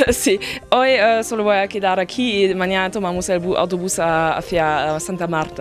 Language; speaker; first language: Spanish; non-native, fluent; German